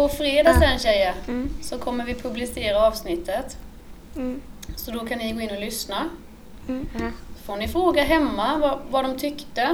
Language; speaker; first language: Swedish; native; Swedish